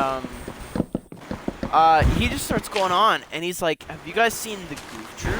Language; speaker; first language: English; native; English